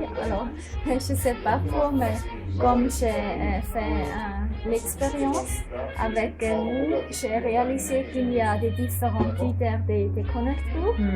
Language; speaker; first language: French; non-native, fluent; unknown